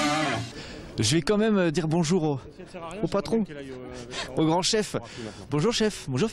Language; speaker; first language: French; native; French